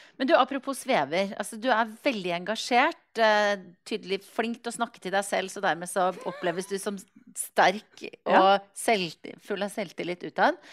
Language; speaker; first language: Norwegian; native; Norwegian